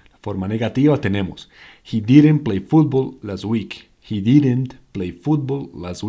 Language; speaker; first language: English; non-native, fluent; Spanish